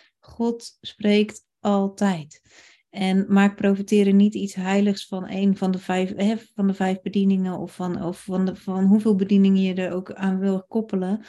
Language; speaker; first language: Dutch; native; Dutch